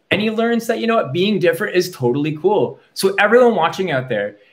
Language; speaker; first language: English; native; English